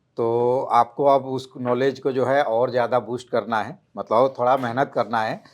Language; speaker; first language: Hindi; native; Hindi